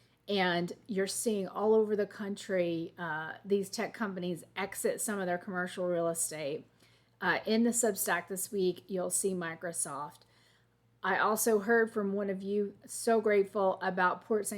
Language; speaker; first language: English; native; English